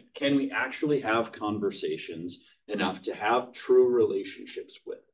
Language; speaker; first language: English; native; English